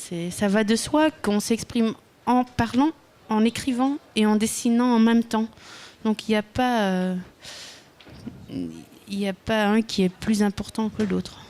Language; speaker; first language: French; non-native, local second language; Dutch